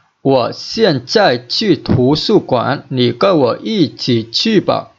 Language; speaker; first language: Chinese; non-native, learner; Vietnamese